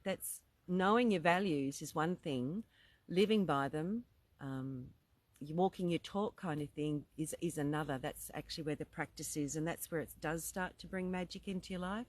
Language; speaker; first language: English; native; English